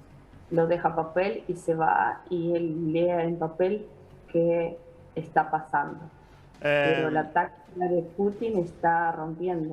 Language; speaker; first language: Spanish; non-native, fluent; Ukrainian